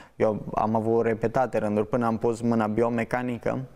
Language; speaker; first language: Romanian; native; Romanian